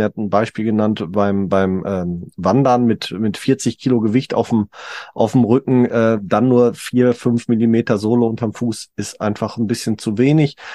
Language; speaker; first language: German; native; German